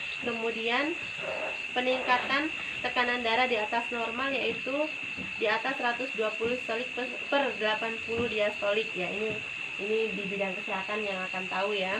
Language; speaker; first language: Indonesian; non-native, local second language; Sundanese